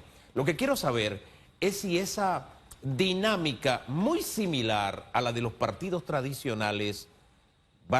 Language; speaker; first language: Spanish; native; Spanish